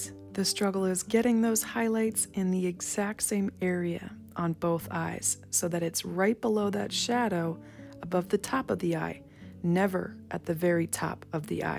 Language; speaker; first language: English; native; English